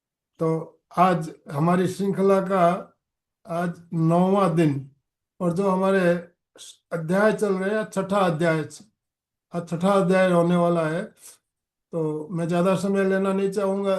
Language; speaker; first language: Hindi; native; Hindi